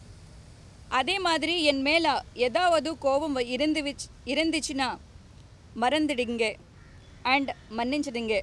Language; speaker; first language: Tamil; non-native, learner; Telugu